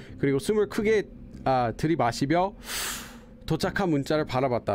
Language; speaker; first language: Korean; non-native, fluent; English